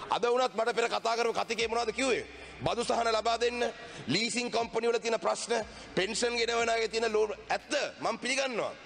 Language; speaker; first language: Sinhala; non-native, local second language; Tamil